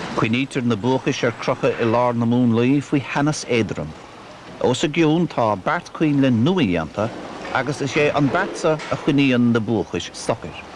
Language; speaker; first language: Irish; native; Irish